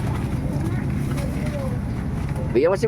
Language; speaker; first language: Filipino; native; Filipino